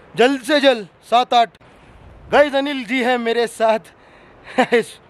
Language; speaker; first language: Hindi; non-native, local second language; Marathi